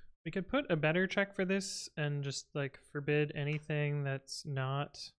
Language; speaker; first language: English; native; English